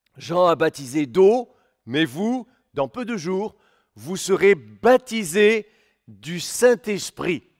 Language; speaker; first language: French; native; French